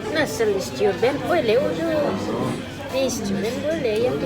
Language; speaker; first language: Turkish; non-native, learner; Indonesian